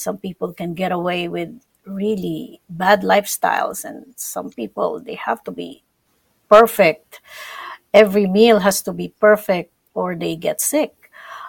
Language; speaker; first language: English; non-native, local second language; Filipino